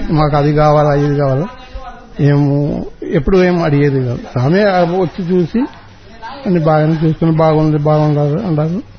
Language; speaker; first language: Telugu; non-native, fluent; Malayalam